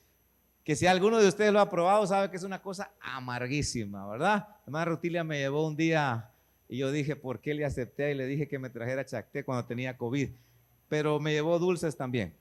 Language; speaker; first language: Spanish; native; Spanish